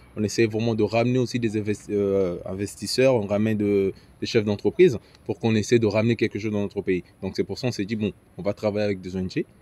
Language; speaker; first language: French; early bilingual, other home language; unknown